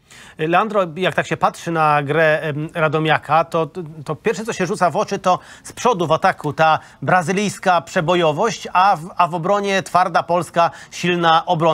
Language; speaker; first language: Polish; native; Polish